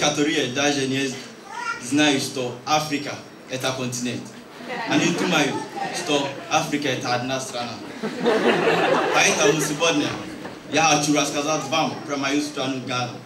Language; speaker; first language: Russian; non-native, learner; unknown